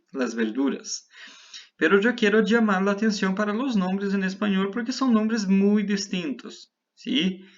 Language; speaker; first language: Spanish; non-native, fluent; Portuguese